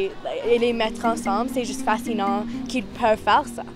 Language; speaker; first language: French; non-native, local second language; English